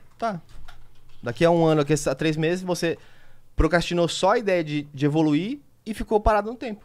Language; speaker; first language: Portuguese; native; Portuguese